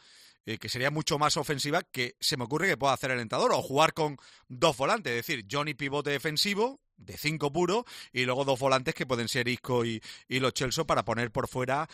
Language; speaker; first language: Spanish; native; Spanish